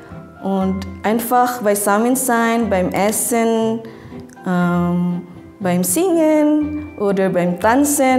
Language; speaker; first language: German; non-native, fluent; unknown